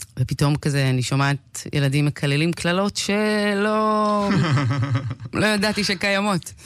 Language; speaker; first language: Hebrew; early bilingual, other home language; Amharic